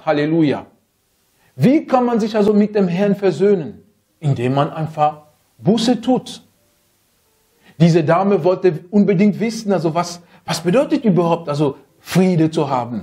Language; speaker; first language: German; non-native, fluent; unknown